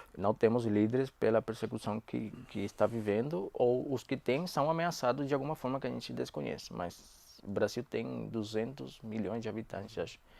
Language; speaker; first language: Portuguese; non-native, fluent; Spanish